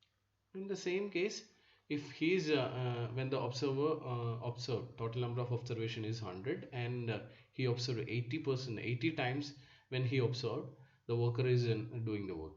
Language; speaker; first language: English; non-native, local second language; Malayalam